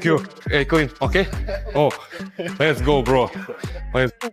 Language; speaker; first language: English; non-native, learner; Russian